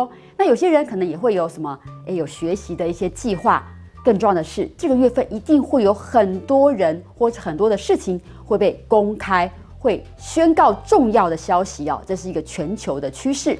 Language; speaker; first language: Chinese; native; Chinese